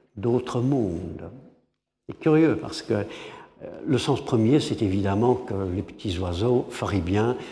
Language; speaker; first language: French; non-native, fluent; English